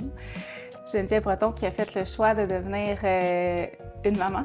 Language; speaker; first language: French; native; French